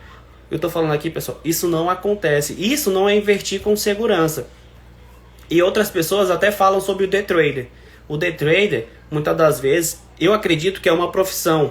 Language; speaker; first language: Portuguese; native; Portuguese